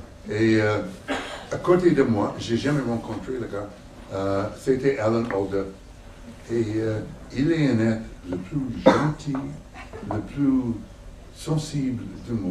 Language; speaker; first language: French; non-native, learner; English